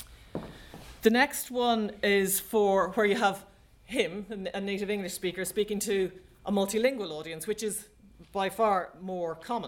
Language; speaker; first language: English; native; English